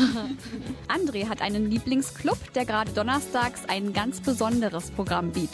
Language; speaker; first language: German; native; German